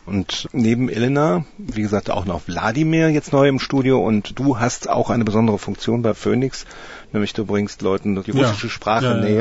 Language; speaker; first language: German; native; German